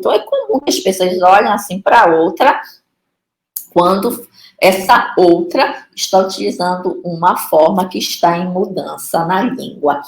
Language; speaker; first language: Portuguese; native; Portuguese